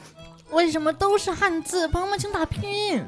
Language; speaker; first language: Chinese; native; Chinese